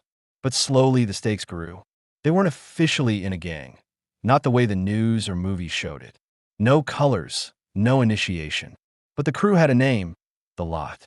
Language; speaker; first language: English; native; English